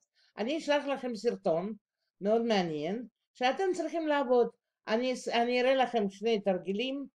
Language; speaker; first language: Hebrew; non-native, fluent; Russian